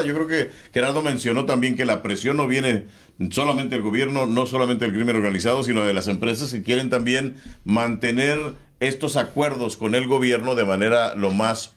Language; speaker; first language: Spanish; native; Spanish